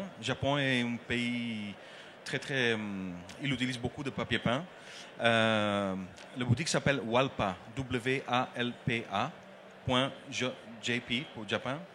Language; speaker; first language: French; non-native, learner; Dutch